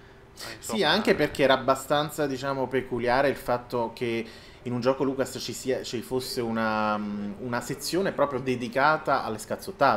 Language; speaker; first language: Italian; native; Italian